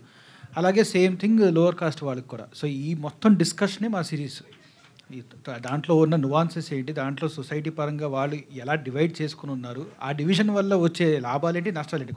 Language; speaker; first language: Telugu; native; Telugu